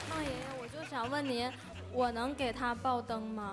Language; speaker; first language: Chinese; native; Chinese